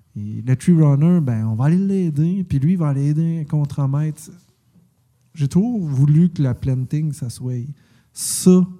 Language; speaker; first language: French; native; French